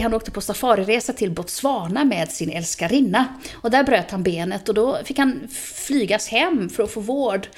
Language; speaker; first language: Swedish; native; Swedish